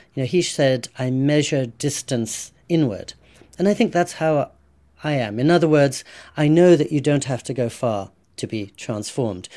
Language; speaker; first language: English; native; English